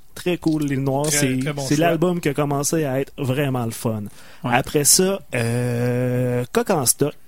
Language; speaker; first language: French; native; French